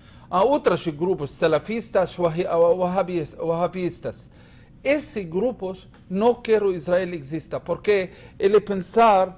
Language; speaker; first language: Spanish; non-native, learner; Hebrew